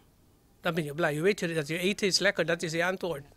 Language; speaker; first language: Dutch; non-native, fluent; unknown